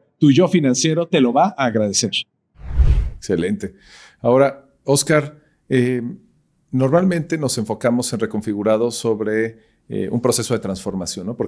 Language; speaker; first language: Spanish; native; Spanish